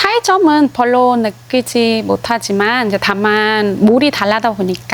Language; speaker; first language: Korean; non-native, fluent; Khmer